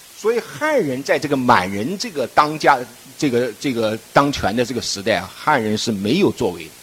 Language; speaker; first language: Chinese; native; Chinese